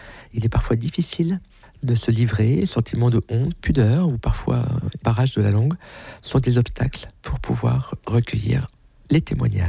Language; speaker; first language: French; native; French